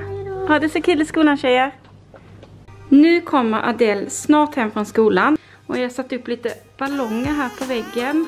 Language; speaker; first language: Swedish; native; Swedish